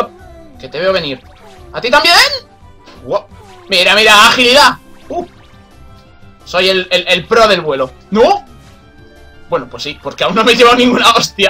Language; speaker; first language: Spanish; native; Spanish